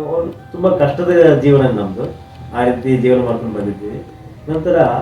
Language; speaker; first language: Kannada; non-native, local second language; Telugu